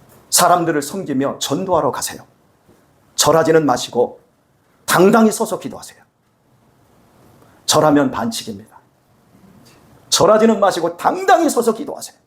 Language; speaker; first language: Korean; native; Korean